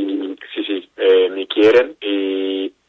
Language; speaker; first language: Spanish; non-native, learner; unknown